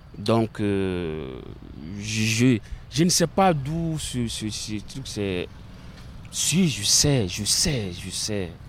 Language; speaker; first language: French; non-native, local second language; Bambara